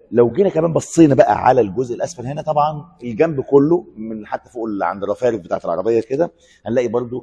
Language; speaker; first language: Arabic; native; Arabic